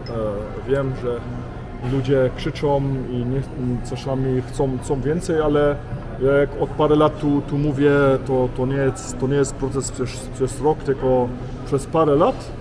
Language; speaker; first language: Polish; early bilingual, heritage; Polish